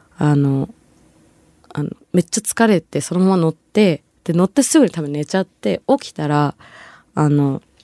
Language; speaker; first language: Japanese; early bilingual, other home language; Bangla